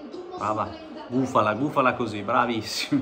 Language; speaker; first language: Italian; native; Italian